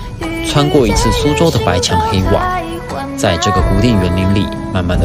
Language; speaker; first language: Chinese; native; Chinese